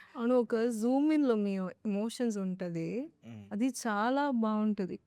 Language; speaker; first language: Telugu; native; Telugu